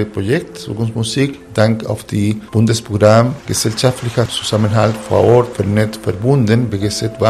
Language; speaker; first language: German; non-native, fluent; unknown